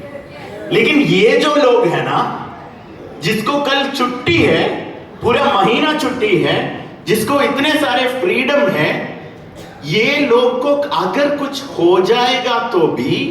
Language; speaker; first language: Hindi; non-native, learner; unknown